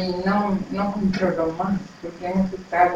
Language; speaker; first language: Spanish; non-native, fluent; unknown